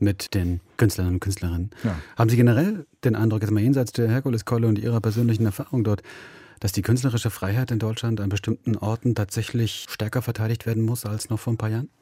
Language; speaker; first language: German; native; German